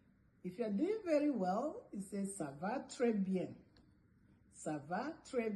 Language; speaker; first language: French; non-native, fluent; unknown